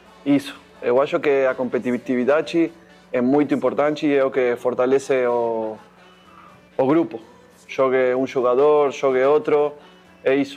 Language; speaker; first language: Portuguese; non-native, fluent; Spanish